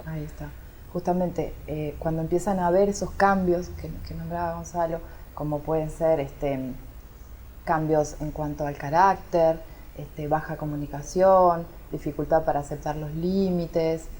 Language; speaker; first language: Spanish; native; Spanish